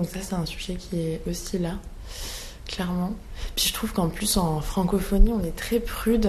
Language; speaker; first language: French; native; French